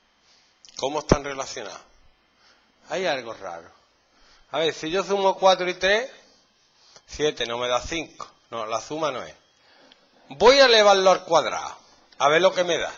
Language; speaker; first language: Spanish; native; Spanish